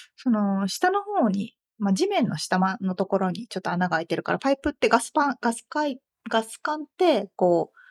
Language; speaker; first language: Japanese; native; Japanese